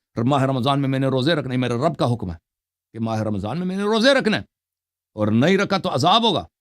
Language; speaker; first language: Urdu; non-native, local second language; Saraiki